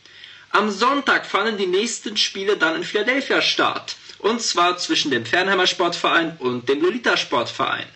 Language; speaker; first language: German; native; German